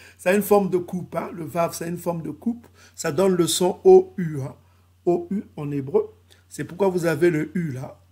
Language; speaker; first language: French; non-native, local second language; Kongo